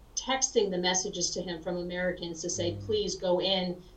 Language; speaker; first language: English; native; English